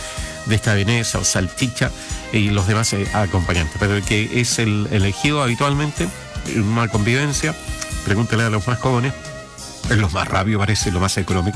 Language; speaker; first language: Spanish; native; Spanish